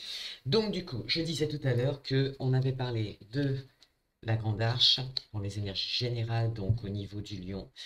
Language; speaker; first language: French; native; French